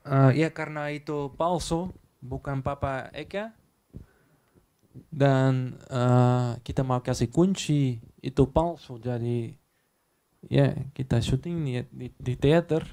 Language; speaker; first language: Indonesian; non-native, learner; Dutch